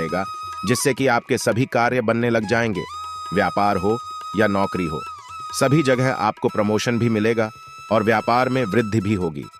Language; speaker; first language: Hindi; native; Hindi